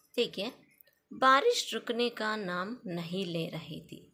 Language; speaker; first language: Hindi; non-native, local second language; Kannada